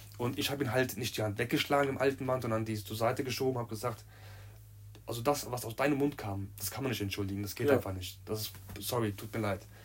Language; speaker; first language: German; native; German